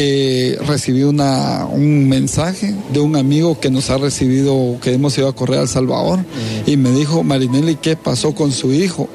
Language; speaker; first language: Spanish; native; Spanish